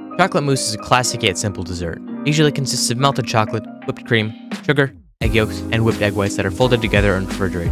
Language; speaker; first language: English; native; English